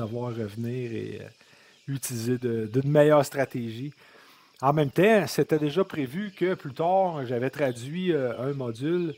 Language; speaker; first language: French; native; French